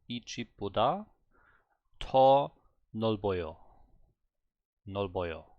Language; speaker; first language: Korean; non-native, learner; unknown